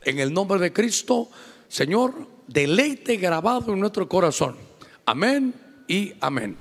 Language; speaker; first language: Spanish; native; Spanish